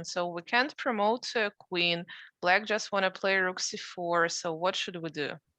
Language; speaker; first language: English; non-native, fluent; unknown